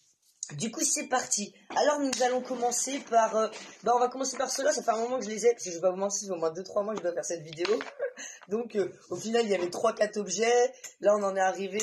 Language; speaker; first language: French; native; French